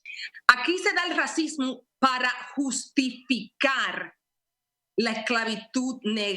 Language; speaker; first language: Spanish; early bilingual, heritage; Spanish